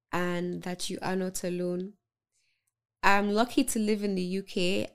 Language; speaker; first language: English; non-native, local second language; Yoruba